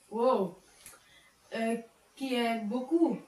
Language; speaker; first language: French; non-native, learner; Dutch